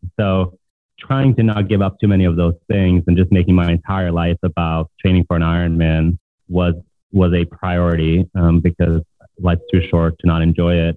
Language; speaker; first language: English; non-native, fluent; Norwegian